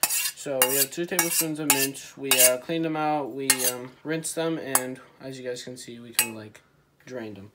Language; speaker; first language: English; early bilingual, other home language; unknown